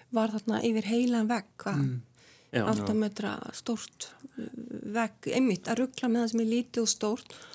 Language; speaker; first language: Icelandic; native; Icelandic